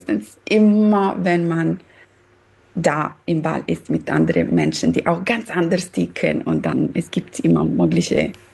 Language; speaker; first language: German; non-native, fluent; Italian